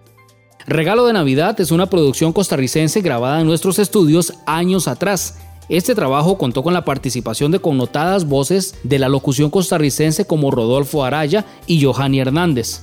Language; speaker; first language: Spanish; native; Spanish